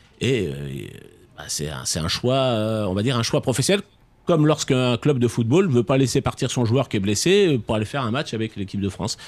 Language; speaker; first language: French; native; French